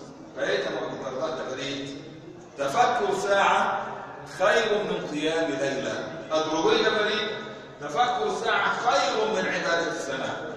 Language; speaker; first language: Russian; non-native, fluent; Arabic